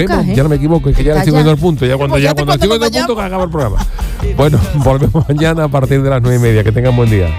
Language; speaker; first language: Spanish; native; Spanish